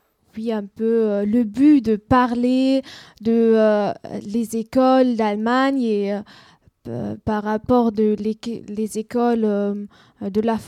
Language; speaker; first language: French; non-native, learner; German